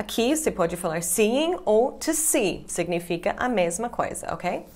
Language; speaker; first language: Portuguese; non-native, fluent; English